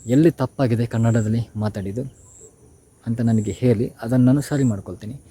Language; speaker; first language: Kannada; non-native, local second language; Tulu